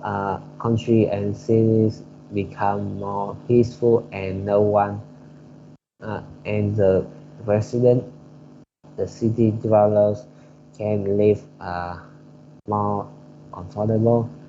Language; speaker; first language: English; non-native, learner; Vietnamese